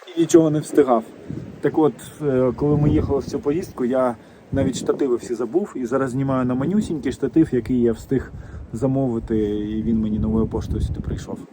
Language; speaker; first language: Ukrainian; non-native, local second language; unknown